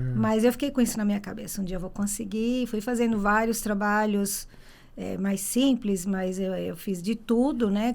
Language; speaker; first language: Portuguese; early bilingual, other home language; Italian